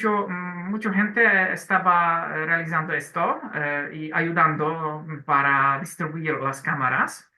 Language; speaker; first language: Spanish; non-native, learner; Polish